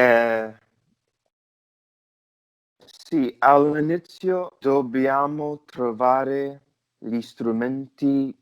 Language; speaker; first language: Italian; non-native, learner; English